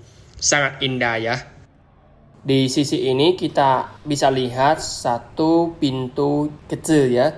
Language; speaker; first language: Indonesian; non-native, learner; Vietnamese